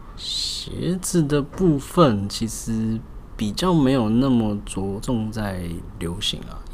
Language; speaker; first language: Chinese; native; Chinese